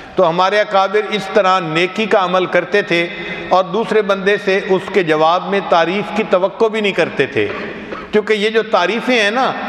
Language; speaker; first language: Urdu; non-native, local second language; Punjabi